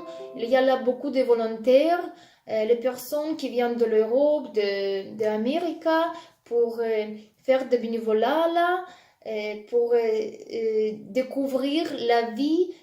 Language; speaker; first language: French; non-native, fluent; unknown